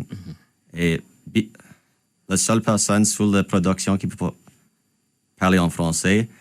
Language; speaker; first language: French; non-native, local second language; English